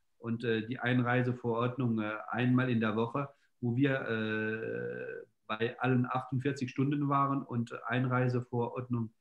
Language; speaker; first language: German; non-native, local second language; French